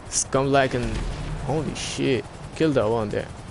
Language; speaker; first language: English; non-native, learner; Portuguese